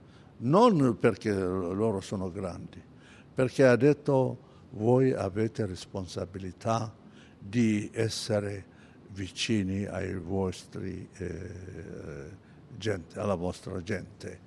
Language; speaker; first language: Italian; non-native, fluent; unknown